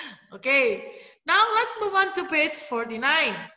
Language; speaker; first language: English; non-native, fluent; Indonesian